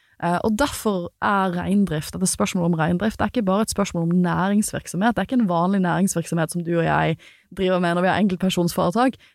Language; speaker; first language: Norwegian; native; Norwegian